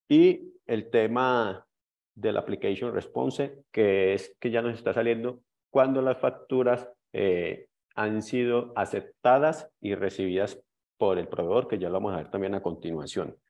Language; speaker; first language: Spanish; native; Spanish